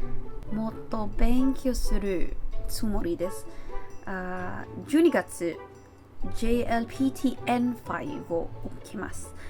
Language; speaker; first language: Japanese; non-native, learner; Filipino